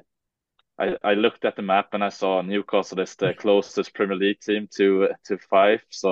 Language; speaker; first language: English; non-native, fluent; Swedish